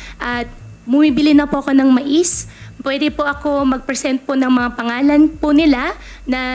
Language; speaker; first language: Filipino; native; Filipino